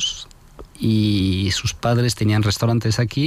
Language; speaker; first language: Spanish; non-native, fluent; French